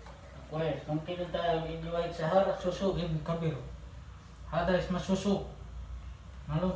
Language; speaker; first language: Arabic; non-native, learner; Indonesian